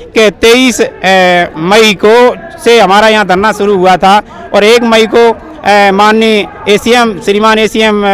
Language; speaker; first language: Hindi; native; Hindi